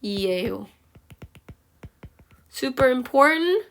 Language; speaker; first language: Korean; early bilingual, heritage; Korean